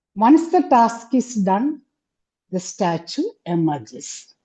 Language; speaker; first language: English; non-native, local second language; Malayalam